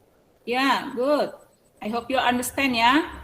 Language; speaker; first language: English; non-native, learner; Indonesian